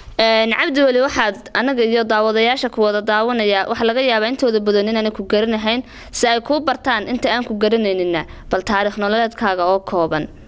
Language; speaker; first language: Somali; native; Somali